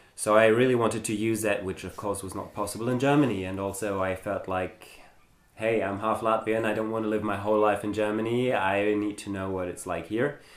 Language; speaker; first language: English; non-native, fluent; German